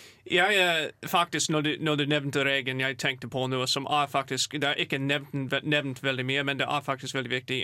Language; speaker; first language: Norwegian; non-native, fluent; English